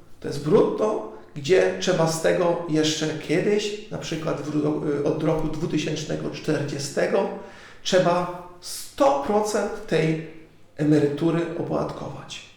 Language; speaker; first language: Polish; early bilingual, heritage; Polish